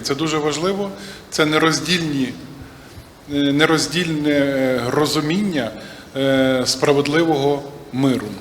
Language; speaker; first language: Ukrainian; native; Ukrainian